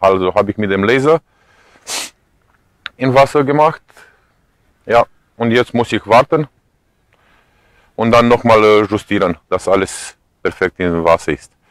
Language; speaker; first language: German; non-native, fluent; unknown